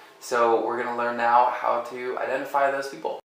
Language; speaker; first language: English; native; English